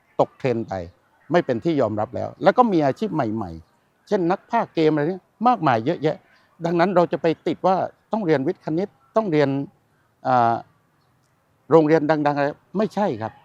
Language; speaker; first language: Thai; native; Thai